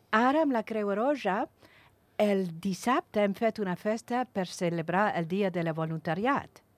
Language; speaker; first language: Catalan; non-native, fluent; English